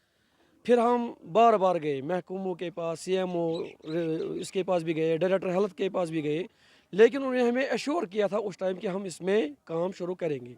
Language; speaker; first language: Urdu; non-native, local second language; Kashmiri